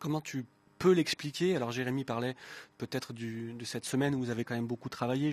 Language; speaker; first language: French; native; French